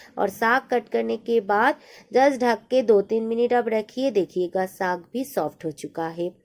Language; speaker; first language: Hindi; non-native, local second language; Bangla